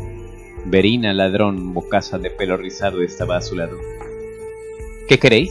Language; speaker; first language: Spanish; native; Spanish